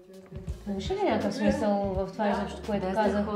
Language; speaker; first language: Bulgarian; native; Bulgarian